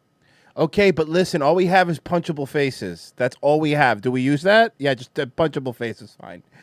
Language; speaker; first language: English; native; English